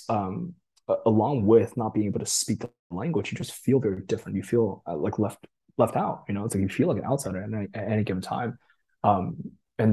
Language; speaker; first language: English; early bilingual, other home language; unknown